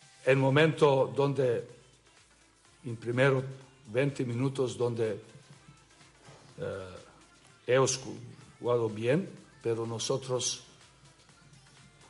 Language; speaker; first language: Spanish; non-native, learner; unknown